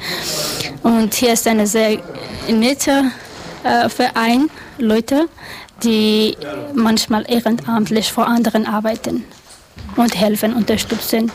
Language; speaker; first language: German; non-native, learner; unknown